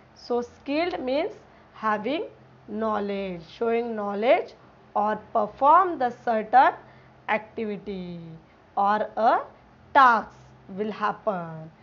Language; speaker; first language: English; non-native, local second language; Marathi